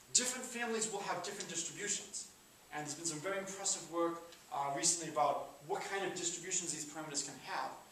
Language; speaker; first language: English; native; English